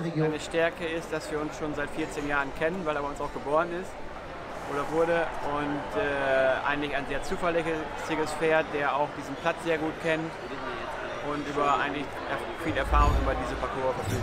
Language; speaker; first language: German; native; German